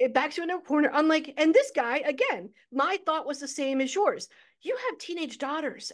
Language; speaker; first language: English; native; English